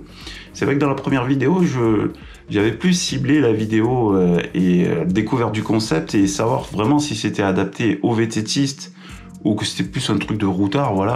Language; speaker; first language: French; native; French